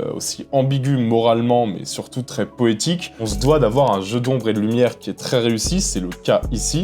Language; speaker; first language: French; native; French